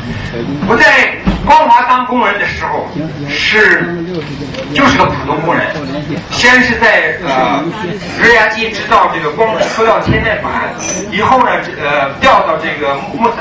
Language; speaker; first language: Chinese; early bilingual, other home language; English